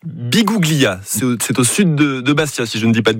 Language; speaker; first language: French; native; French